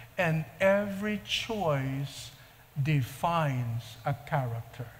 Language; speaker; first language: English; non-native, local second language; Filipino